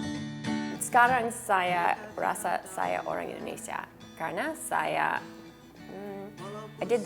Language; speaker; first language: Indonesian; non-native, learner; English